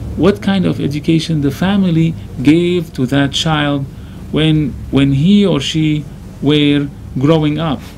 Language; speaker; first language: English; non-native, fluent; Arabic